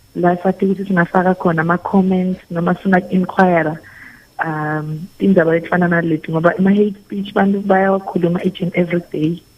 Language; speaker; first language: Zulu; non-native, local second language; Swati